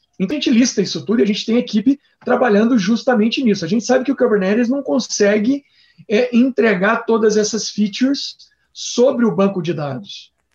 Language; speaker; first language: Portuguese; native; Portuguese